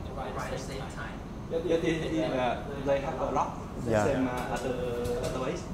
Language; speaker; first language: English; non-native, learner; Vietnamese